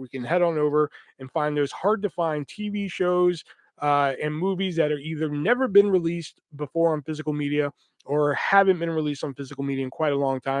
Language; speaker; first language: English; native; English